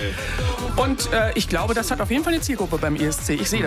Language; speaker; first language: German; native; German